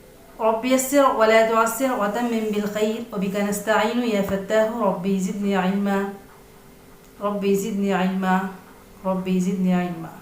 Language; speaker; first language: Arabic; non-native, fluent; Urdu